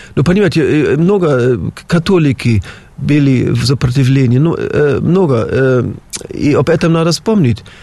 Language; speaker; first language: Russian; non-native, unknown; German